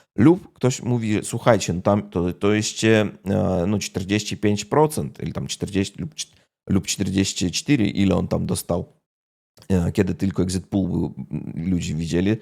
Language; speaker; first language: Polish; non-native, fluent; Russian